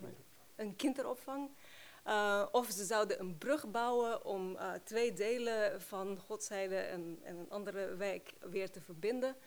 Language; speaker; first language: Dutch; non-native, fluent; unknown